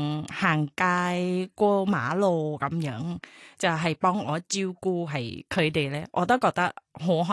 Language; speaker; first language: Cantonese; non-native, fluent; Thai